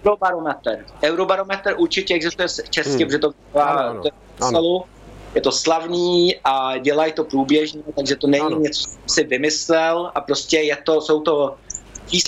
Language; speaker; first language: Czech; early bilingual, heritage; Czech